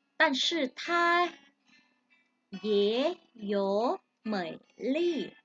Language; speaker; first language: Chinese; non-native, fluent; Thai